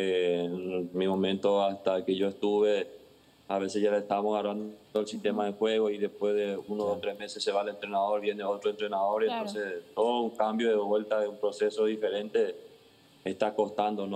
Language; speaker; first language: Spanish; native; Spanish